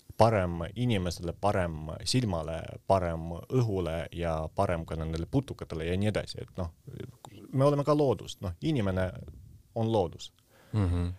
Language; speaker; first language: Estonian; non-native, local second language; Russian